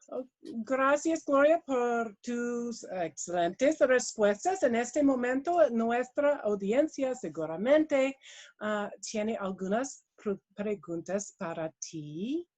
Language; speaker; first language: Spanish; non-native, learner; English